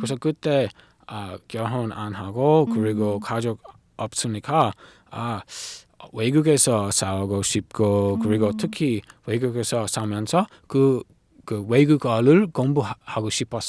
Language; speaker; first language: Korean; non-native, learner; English